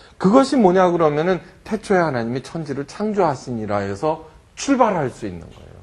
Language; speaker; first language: Korean; early bilingual, heritage; Korean